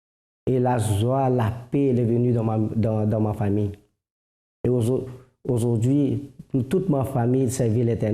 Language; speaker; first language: French; non-native, fluent; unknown